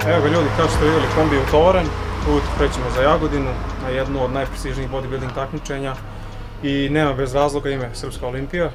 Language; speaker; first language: Serbian; native; Serbian